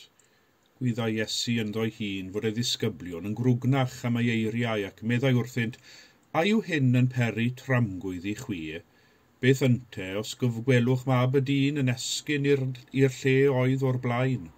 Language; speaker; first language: Welsh; native; Welsh